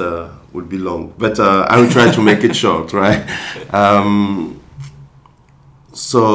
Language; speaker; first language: English; non-native, fluent; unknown